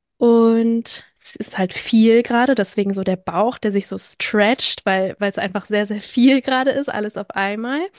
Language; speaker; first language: German; early bilingual, other home language; French